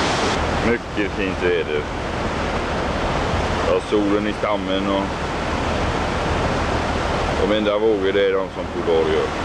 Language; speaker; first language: Swedish; native; Swedish